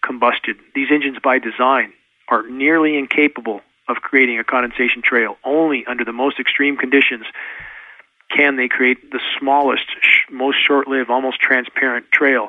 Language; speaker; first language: English; native; English